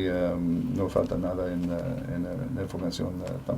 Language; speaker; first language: Spanish; non-native, fluent; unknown